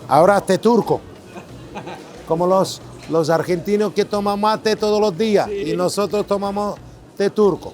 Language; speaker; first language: Spanish; non-native, learner; Turkish